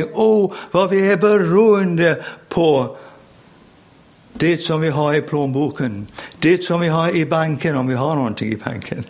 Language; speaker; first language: Swedish; non-native, fluent; English